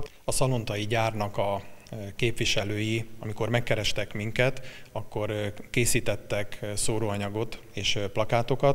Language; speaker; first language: Hungarian; native; Hungarian